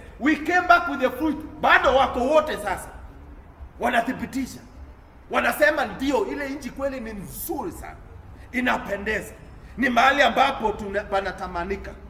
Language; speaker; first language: Swahili; non-native, local second language; Kalenjin